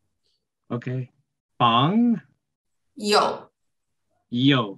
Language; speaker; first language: Chinese; non-native, learner; English